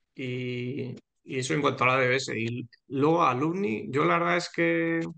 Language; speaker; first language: Spanish; native; Spanish